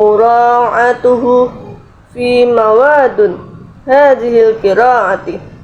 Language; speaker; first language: Arabic; non-native, learner; Indonesian